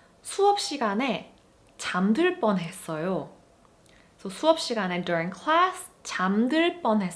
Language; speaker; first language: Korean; non-native, fluent; English